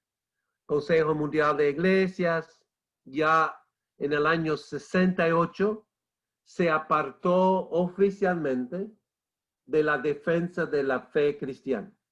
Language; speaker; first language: Spanish; non-native, fluent; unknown